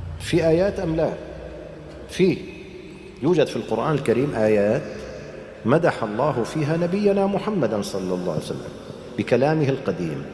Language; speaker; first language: Arabic; native; Arabic